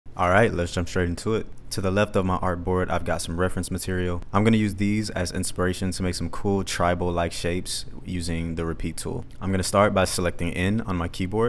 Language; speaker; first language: English; native; English